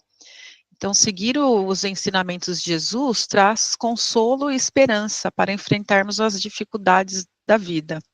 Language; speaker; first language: Portuguese; native; Portuguese